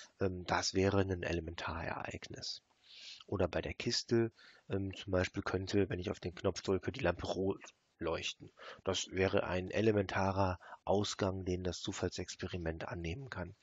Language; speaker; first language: German; native; German